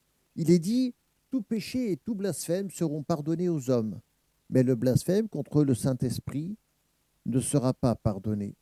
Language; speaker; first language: French; native; French